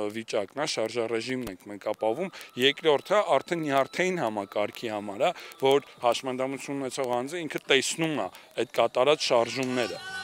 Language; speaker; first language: Armenian; native; Armenian